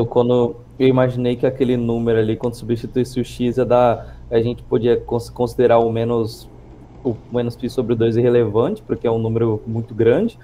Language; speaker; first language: Portuguese; native; Portuguese